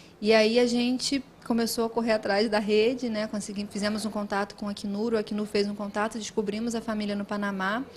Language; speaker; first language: Portuguese; native; Portuguese